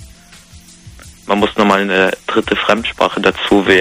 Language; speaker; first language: German; native; German